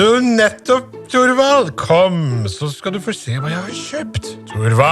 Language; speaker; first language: Norwegian; native; Norwegian